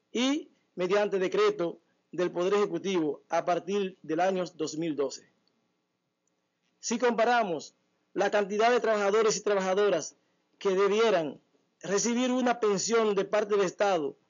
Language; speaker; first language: Spanish; native; Spanish